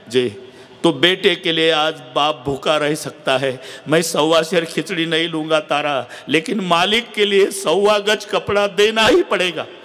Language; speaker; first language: Hindi; non-native, local second language; Marathi